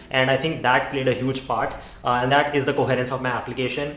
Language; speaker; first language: English; non-native, local second language; Hindi